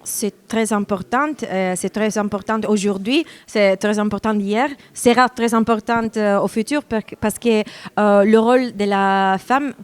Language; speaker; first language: French; non-native, learner; Italian